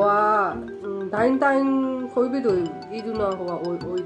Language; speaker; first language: Japanese; non-native, learner; Burmese